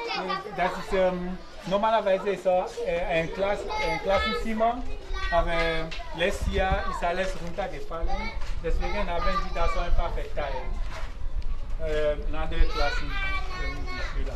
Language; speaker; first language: German; non-native, fluent; Ewe